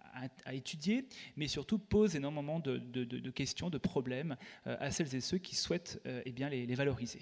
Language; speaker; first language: French; native; French